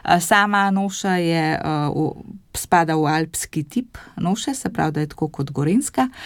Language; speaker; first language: Slovenian; native; Slovenian